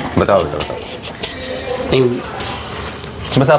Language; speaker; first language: Hindi; native; Hindi